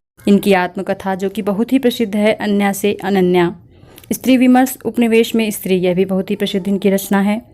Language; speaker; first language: Hindi; native; Hindi